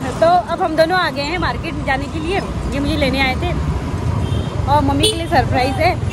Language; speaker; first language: Hindi; native; Hindi